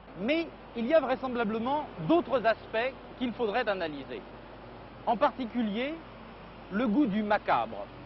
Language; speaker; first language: French; native; French